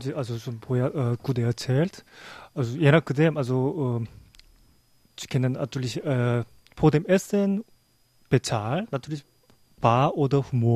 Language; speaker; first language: German; non-native, learner; Korean